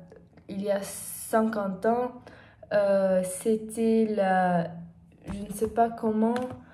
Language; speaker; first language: French; non-native, learner; Portuguese